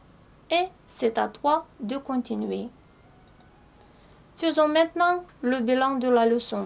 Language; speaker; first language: French; non-native, fluent; Romanian